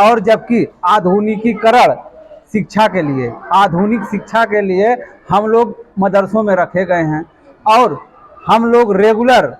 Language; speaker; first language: Hindi; native; Hindi